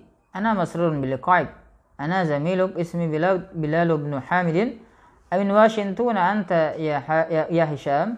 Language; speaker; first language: Arabic; non-native, fluent; Indonesian